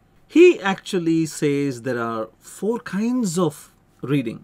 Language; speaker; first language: English; non-native, local second language; Tamil